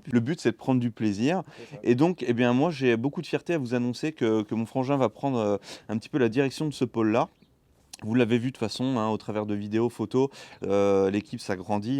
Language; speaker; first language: French; native; French